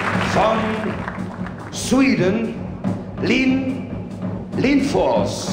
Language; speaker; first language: German; non-native, learner; French